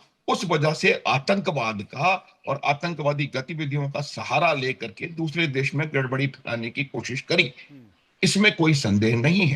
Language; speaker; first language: Hindi; native; Hindi